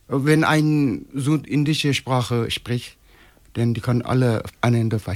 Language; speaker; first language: German; non-native, fluent; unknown